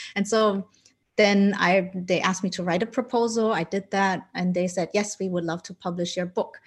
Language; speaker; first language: English; non-native, fluent; German